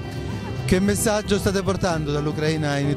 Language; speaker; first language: Italian; native; Italian